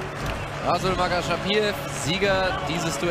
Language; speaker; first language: German; native; German